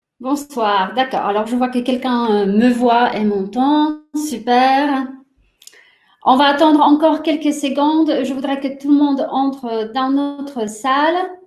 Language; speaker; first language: French; non-native, fluent; Polish